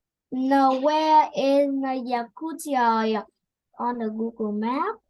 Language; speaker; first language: English; non-native, learner; Vietnamese